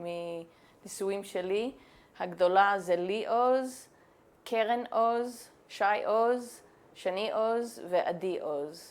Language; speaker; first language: Hebrew; non-native, fluent; English